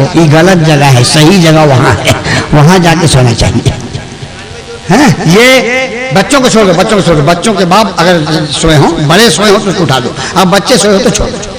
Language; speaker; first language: Hindi; non-native, local second language; Bhojpuri